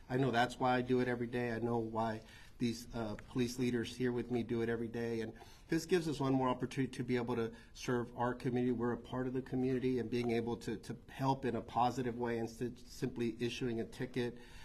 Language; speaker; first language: English; early bilingual, other home language; Spanish